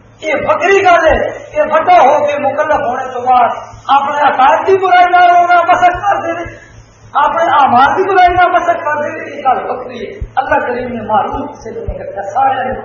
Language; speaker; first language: Urdu; non-native, local second language; Punjabi